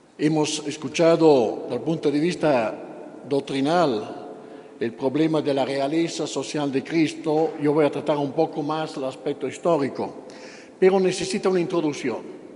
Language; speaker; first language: Spanish; non-native, fluent; Italian